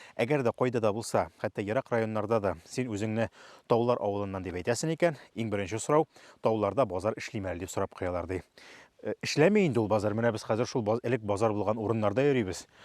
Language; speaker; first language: Tatar; native; Tatar